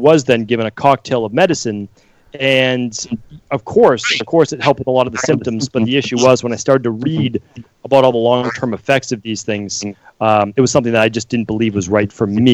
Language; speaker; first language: English; native; English